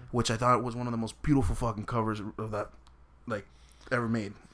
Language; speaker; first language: English; native; English